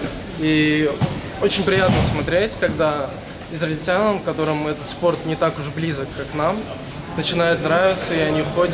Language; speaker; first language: Russian; native; Russian